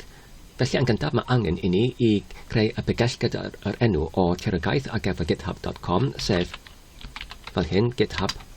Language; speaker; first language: Welsh; non-native, fluent; English